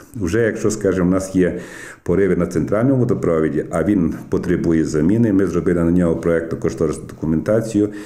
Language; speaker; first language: Ukrainian; native; Ukrainian